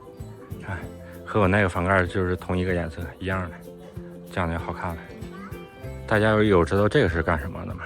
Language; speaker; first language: Chinese; native; Chinese